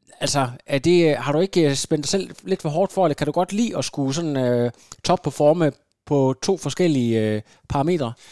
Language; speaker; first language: Danish; native; Danish